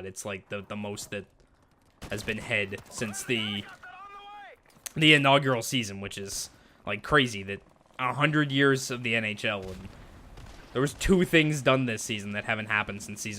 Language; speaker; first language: English; native; English